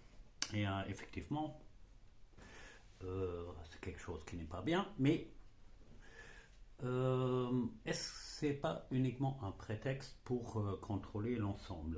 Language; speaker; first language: French; non-native, fluent; German